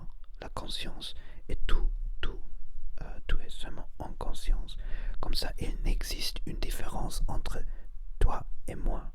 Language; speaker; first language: French; non-native, learner; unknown